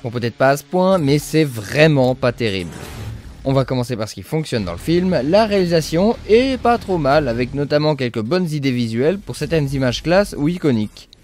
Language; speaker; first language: French; native; French